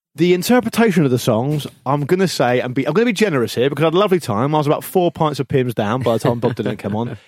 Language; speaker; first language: English; native; English